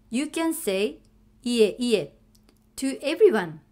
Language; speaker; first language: English; non-native, fluent; Japanese